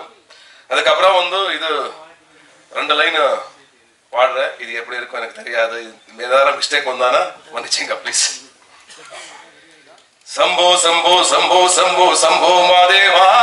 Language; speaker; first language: Tamil; non-native, learner; Kannada